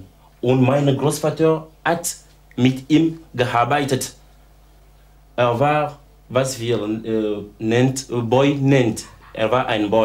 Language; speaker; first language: German; non-native, learner; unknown